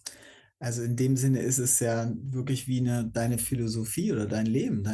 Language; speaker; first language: German; native; German